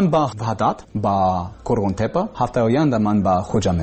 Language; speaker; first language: Persian; non-native, learner; English